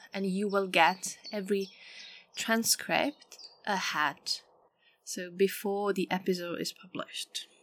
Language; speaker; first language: English; non-native, fluent; Czech